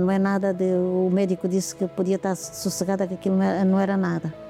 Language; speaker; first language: Portuguese; native; Portuguese